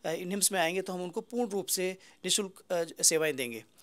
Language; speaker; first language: Hindi; native; Hindi